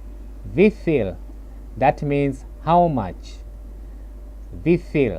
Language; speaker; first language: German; non-native, learner; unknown